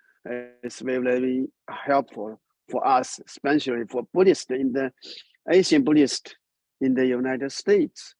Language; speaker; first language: English; non-native, learner; Chinese